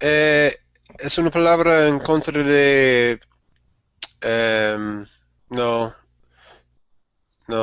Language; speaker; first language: Spanish; non-native, learner; English